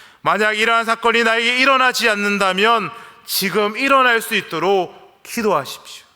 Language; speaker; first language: Korean; native; Korean